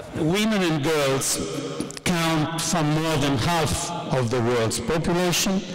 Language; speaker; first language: English; non-native, fluent; Italian